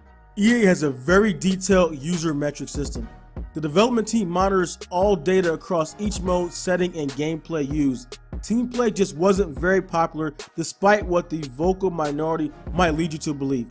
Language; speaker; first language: English; native; English